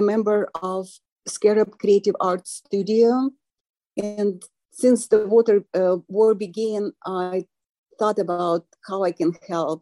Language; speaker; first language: English; non-native, fluent; Ukrainian